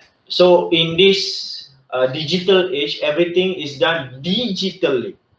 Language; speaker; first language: English; non-native, local second language; Malay